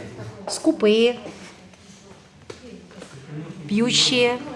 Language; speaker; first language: Russian; native; Russian